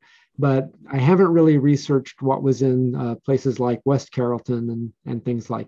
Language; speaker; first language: English; native; English